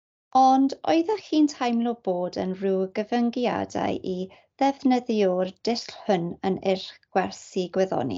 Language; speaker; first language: Welsh; non-native, learner; English